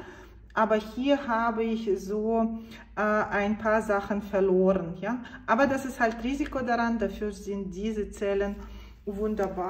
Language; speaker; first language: German; non-native, fluent; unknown